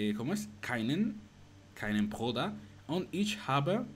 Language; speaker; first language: German; non-native, learner; Spanish